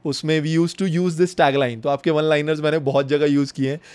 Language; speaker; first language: Hindi; native; Hindi